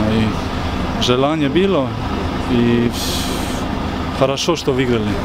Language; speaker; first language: Russian; non-native, learner; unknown